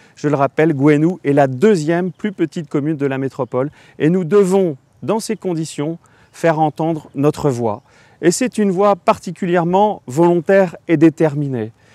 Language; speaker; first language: French; native; French